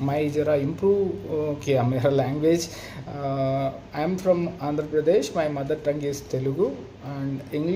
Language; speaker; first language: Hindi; non-native, local second language; Telugu